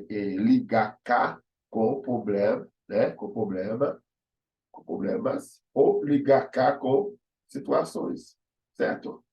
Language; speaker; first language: Portuguese; non-native, fluent; Haitian Creole